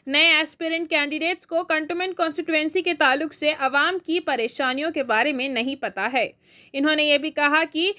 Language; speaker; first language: Hindi; non-native, local second language; Urdu